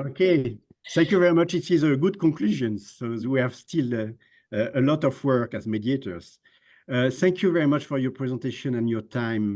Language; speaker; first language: English; non-native, fluent; French